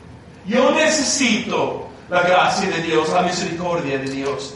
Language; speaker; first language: Spanish; non-native, learner; English